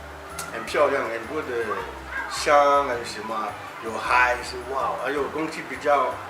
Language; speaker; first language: Chinese; non-native, learner; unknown